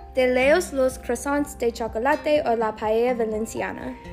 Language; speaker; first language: Spanish; non-native, learner; English